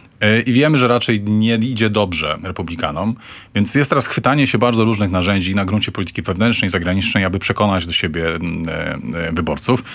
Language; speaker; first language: Polish; native; Polish